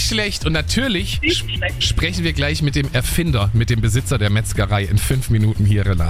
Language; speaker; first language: German; native; German